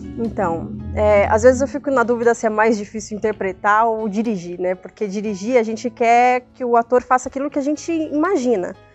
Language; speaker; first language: Portuguese; native; Portuguese